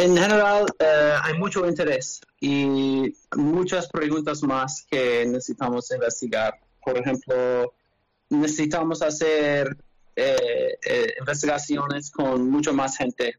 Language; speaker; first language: Spanish; non-native, learner; English